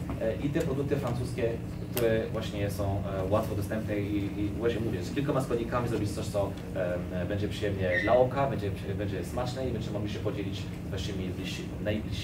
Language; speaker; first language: Polish; non-native, fluent; French